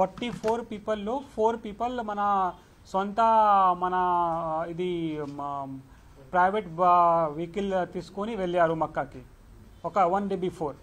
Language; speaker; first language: Telugu; non-native, local second language; Urdu